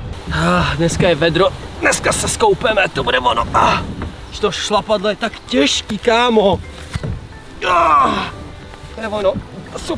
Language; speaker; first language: Czech; native; Czech